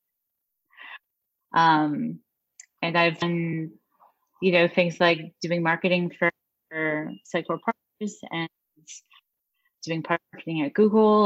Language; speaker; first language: English; native; English